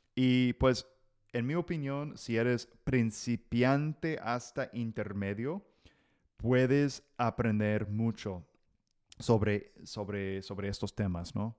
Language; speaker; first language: Spanish; non-native, fluent; English